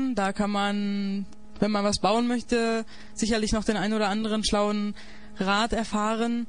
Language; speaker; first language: German; native; German